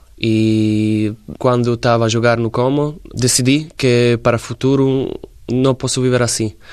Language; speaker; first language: Portuguese; non-native, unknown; Slovak